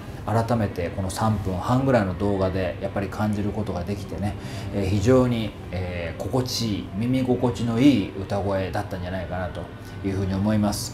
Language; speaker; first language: Japanese; native; Japanese